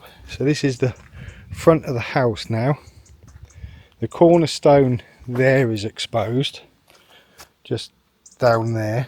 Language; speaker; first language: English; native; English